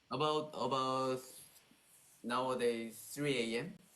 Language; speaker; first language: English; non-native, learner; Korean